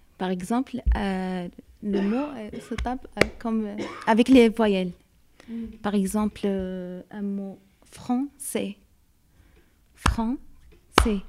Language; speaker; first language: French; non-native, learner; Arabic